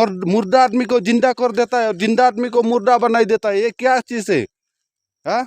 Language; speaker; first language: Hindi; non-native, local second language; Khasi